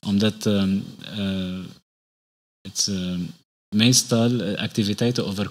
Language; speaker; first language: Dutch; non-native, learner; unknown